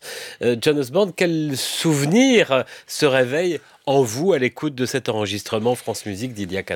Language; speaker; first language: French; native; French